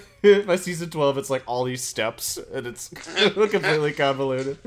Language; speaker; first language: English; native; English